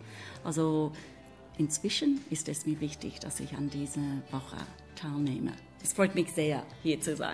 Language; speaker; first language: German; non-native, fluent; English